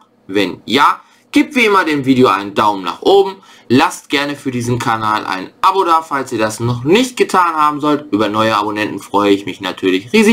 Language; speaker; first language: German; native; German